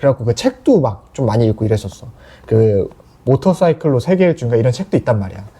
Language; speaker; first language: Korean; native; Korean